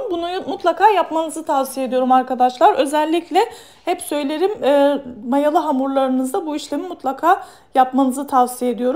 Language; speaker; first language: Turkish; native; Turkish